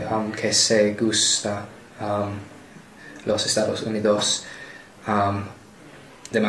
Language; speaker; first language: Spanish; non-native, learner; English